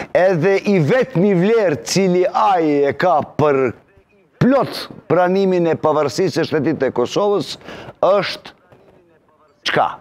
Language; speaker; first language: Albanian; non-native, local second language; Serbian